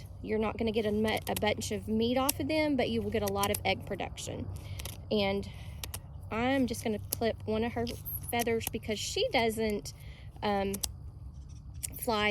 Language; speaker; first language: English; native; English